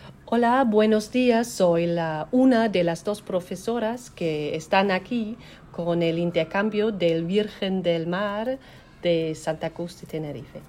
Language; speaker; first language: Spanish; non-native, fluent; German